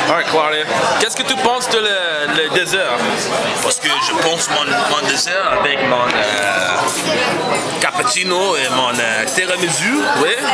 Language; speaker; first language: French; non-native, learner; English